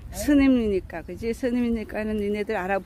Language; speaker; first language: Korean; native; Korean